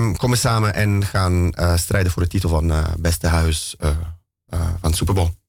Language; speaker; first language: Dutch; non-native, fluent; Italian